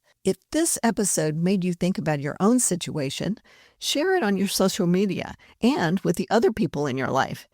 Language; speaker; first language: English; native; English